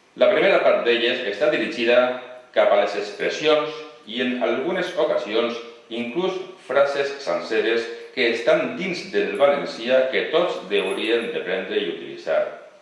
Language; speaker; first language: Catalan; non-native, local second language; Spanish